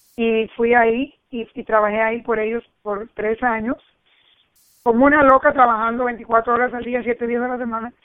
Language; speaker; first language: Spanish; early bilingual, heritage; Spanish